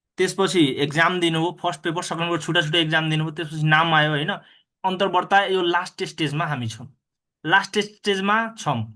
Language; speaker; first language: Nepali; non-native, local second language; Bhojpuri